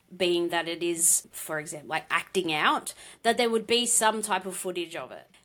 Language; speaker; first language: English; native; English